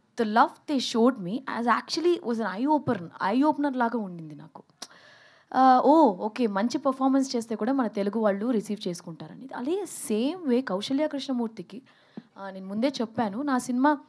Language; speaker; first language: Telugu; early bilingual, heritage; Telugu